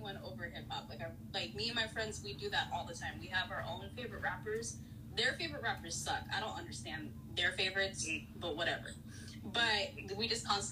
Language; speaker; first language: English; native; English